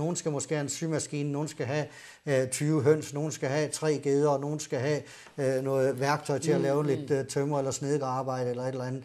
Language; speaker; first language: Danish; native; Danish